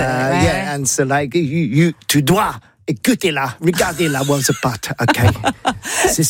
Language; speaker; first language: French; non-native, learner; English